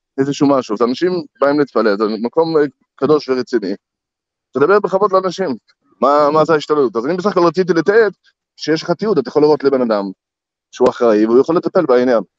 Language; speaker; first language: Hebrew; non-native, fluent; English